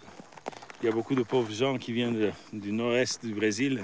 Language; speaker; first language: French; non-native, fluent; Portuguese